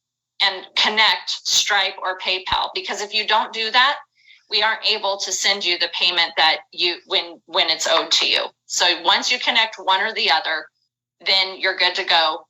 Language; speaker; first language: English; native; English